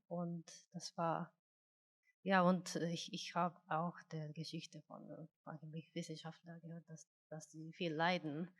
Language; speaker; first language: German; non-native, fluent; Japanese